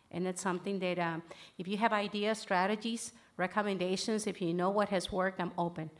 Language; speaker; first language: English; early bilingual, other home language; Spanish